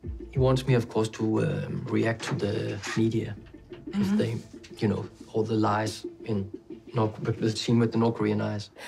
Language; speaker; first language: English; non-native, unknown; Danish